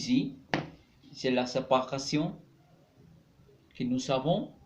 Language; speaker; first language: French; non-native, learner; Spanish